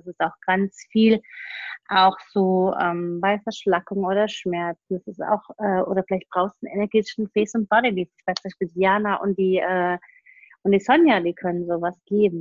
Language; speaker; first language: German; native; German